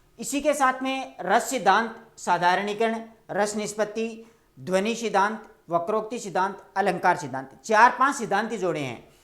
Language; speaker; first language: Hindi; native; Hindi